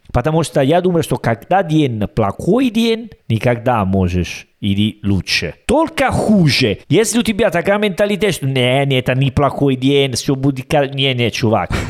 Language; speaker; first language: Russian; non-native, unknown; Italian